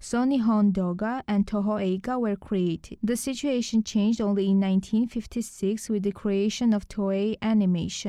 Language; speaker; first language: English; non-native, learner; Lithuanian